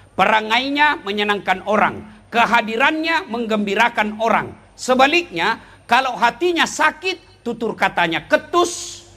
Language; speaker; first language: Indonesian; non-native, local second language; Buginese